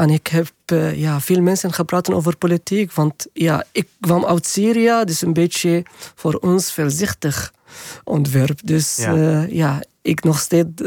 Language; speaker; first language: Dutch; non-native, learner; Arabic